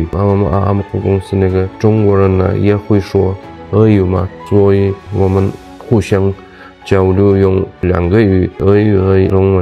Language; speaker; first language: Chinese; non-native, fluent; Turkmen